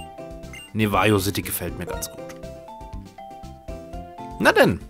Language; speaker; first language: German; native; German